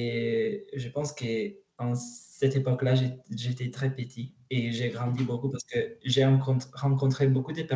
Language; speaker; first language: French; non-native, learner; Italian